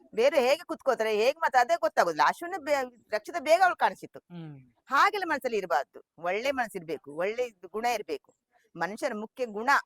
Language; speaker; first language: Kannada; non-native, local second language; Tulu